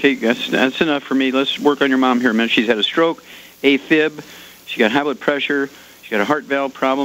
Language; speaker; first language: English; native; English